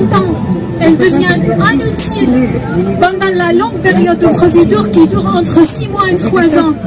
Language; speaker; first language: French; non-native, fluent; Arabic